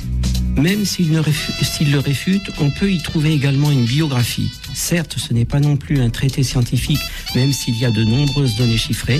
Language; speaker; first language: French; native; French